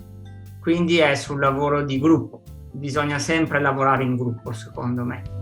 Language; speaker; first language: Italian; non-native, fluent; Spanish